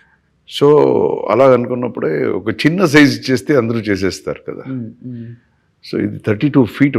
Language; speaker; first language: Telugu; native; Telugu